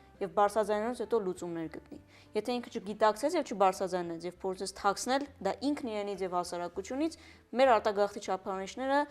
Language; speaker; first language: Armenian; early bilingual, heritage; Armenian